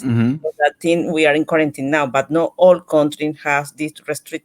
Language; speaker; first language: English; non-native, learner; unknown